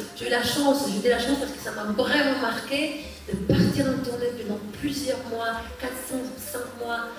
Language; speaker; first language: French; early bilingual, other home language; Spanish